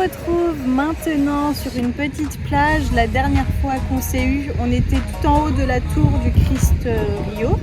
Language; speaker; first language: French; native; French